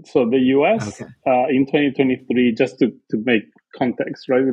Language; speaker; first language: English; non-native, fluent; Spanish